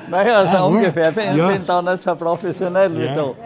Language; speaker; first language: German; native; German